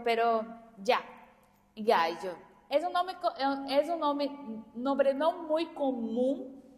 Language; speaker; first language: Spanish; non-native, fluent; Portuguese